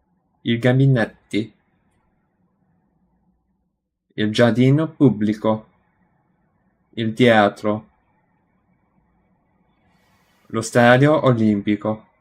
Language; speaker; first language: Italian; non-native, learner; English